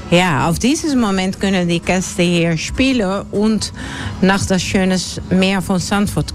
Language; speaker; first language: German; non-native, learner; Dutch